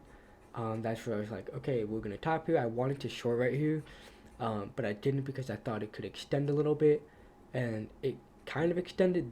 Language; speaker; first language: English; native; English